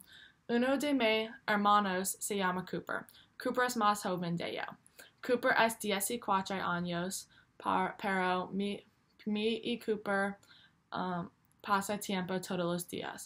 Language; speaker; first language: Spanish; non-native, learner; English